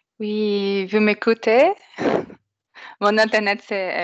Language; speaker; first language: French; non-native, learner; Portuguese